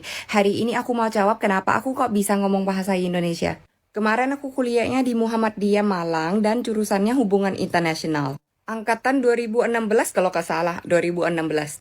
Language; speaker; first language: Indonesian; non-native, fluent; Thai